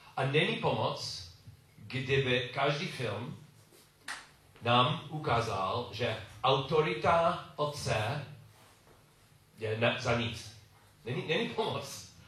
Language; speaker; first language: Czech; non-native, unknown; English